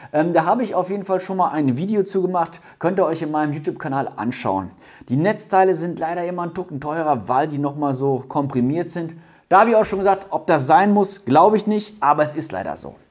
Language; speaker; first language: German; native; German